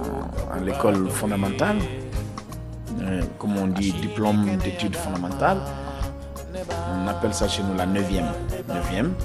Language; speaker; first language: French; non-native, local second language; Bambara